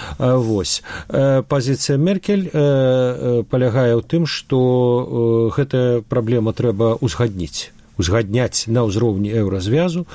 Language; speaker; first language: Belarusian; non-native, local second language; Russian